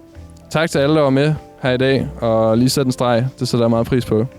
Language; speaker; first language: Danish; native; Danish